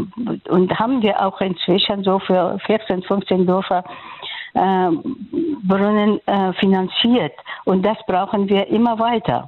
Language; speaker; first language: German; non-native, fluent; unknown